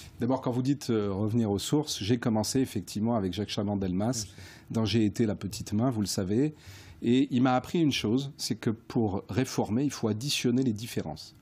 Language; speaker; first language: French; native; French